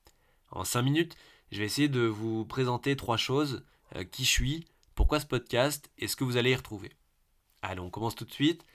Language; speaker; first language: French; native; French